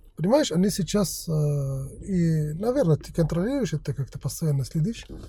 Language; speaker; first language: Russian; non-native, fluent; Arabic